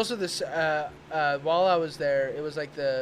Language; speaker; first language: English; native; English